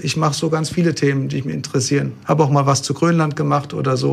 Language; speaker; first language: German; native; German